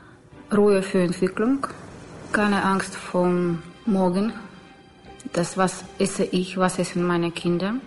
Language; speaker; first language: German; non-native, learner; Russian